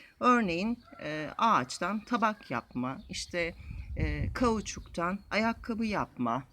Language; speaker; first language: Turkish; native; Turkish